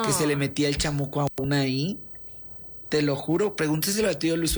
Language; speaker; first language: Spanish; native; Spanish